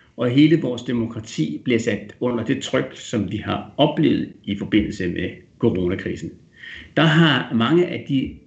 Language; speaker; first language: Danish; native; Danish